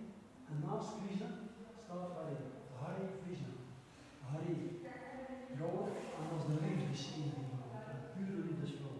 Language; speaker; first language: Dutch; native; Dutch